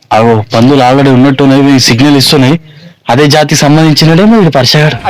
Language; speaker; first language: Telugu; non-native, local second language; Lambadi